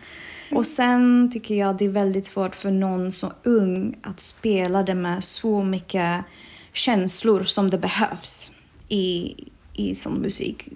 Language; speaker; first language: Swedish; non-native, fluent; Czech